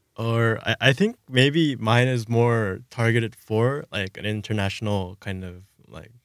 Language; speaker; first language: English; early bilingual, other home language; Korean